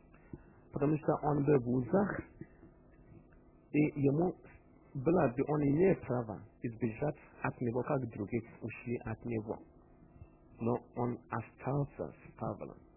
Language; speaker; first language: Russian; non-native, fluent; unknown